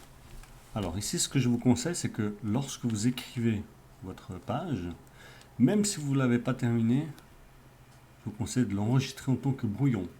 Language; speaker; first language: French; native; French